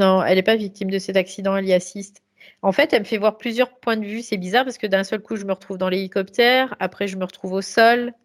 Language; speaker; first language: French; native; French